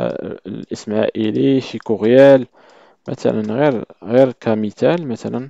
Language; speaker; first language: Arabic; native; Arabic